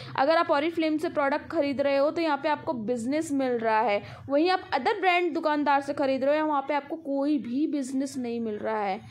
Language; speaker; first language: Hindi; non-native, local second language; Punjabi